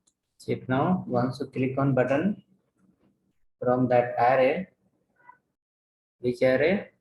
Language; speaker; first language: English; non-native, local second language; Telugu